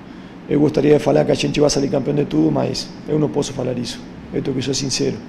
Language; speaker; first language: Portuguese; non-native, fluent; Spanish